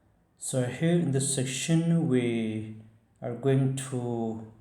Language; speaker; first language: English; non-native, fluent; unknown